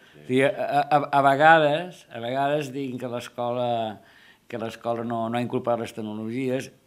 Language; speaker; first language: Catalan; native; Catalan